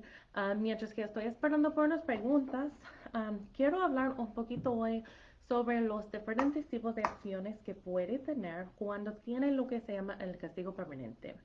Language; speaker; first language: Spanish; non-native, fluent; English